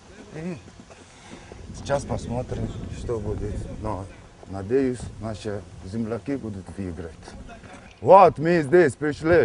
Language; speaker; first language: Russian; non-native, learner; Arabic